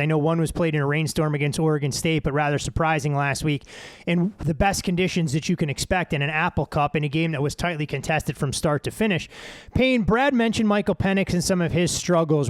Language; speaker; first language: English; native; English